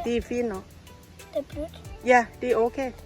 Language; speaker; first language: Danish; non-native, learner; Thai